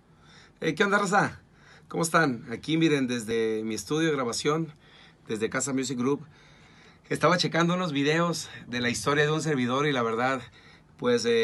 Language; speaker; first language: Spanish; native; Spanish